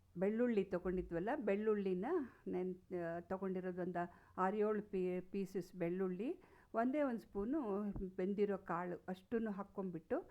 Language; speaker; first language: Kannada; non-native, local second language; Konkani